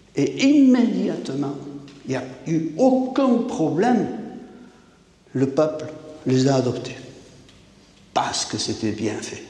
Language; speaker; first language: French; native; French